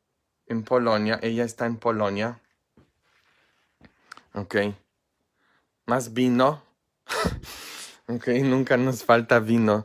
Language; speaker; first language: Spanish; non-native, fluent; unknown